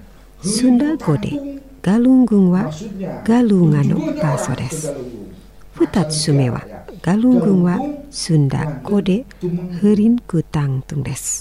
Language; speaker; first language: Japanese; non-native, fluent; Indonesian